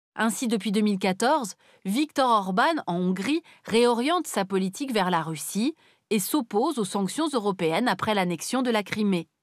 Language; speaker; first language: French; native; French